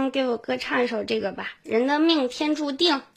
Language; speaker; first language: Chinese; native; Chinese